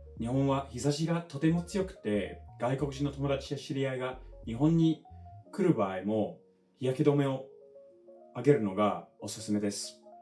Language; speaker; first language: Japanese; non-native, fluent; English